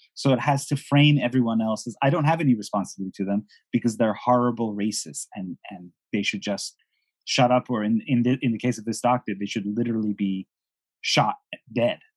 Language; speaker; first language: English; non-native, fluent; Persian